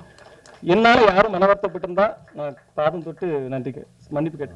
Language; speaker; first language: Tamil; native; Tamil